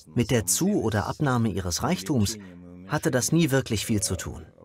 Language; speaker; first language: German; non-native, fluent; Russian